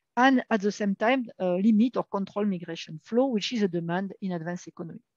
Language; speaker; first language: English; non-native, fluent; French